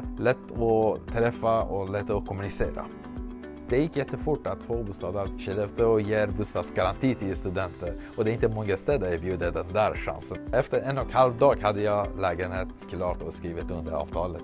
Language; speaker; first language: Swedish; non-native, fluent; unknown